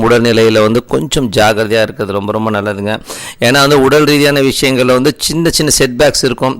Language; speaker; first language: Tamil; native; Tamil